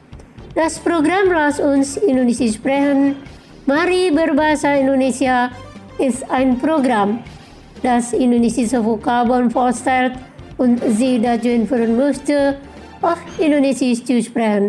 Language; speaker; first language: German; non-native, fluent; Indonesian